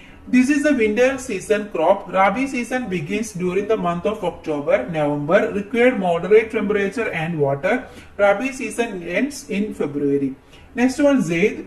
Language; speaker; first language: English; non-native, local second language; Malayalam